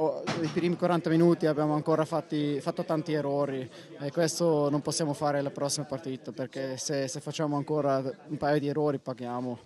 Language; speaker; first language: Italian; non-native, fluent; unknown